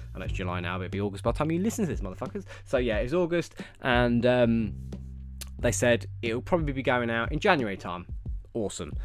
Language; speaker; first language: English; native; English